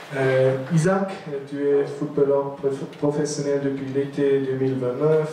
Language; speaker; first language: French; non-native, local second language; German